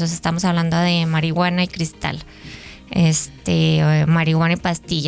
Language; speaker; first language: Spanish; native; Spanish